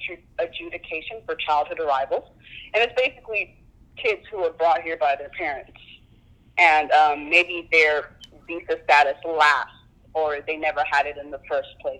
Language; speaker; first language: English; non-native, local second language; Yoruba